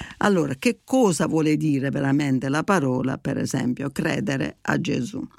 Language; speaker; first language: Italian; early bilingual, heritage; Italian